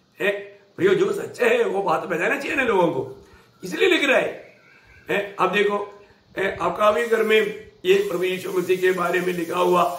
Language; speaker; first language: Hindi; non-native, local second language; Malayalam